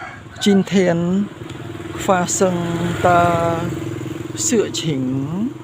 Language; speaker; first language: Chinese; non-native, learner; Khmer